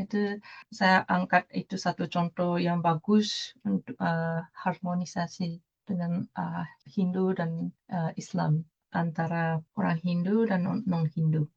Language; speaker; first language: Indonesian; non-native, fluent; Japanese